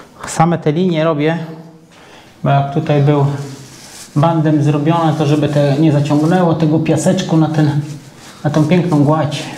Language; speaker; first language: Polish; native; Polish